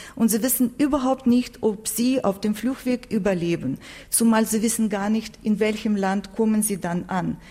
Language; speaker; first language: German; non-native, fluent; Turkish